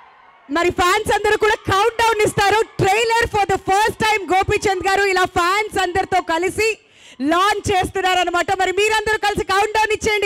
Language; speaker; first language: Telugu; native; Telugu